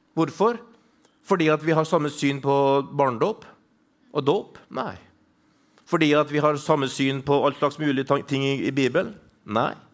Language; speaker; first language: Norwegian; native; Norwegian